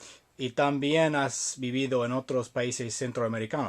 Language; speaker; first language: Spanish; non-native, fluent; English